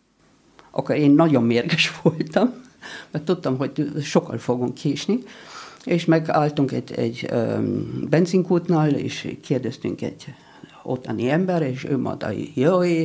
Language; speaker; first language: Hungarian; early bilingual, heritage; German